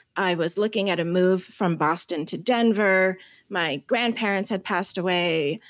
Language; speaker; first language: English; early bilingual, other home language; Chinese